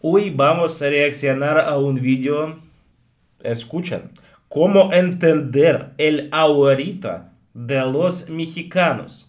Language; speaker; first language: Spanish; non-native, fluent; Russian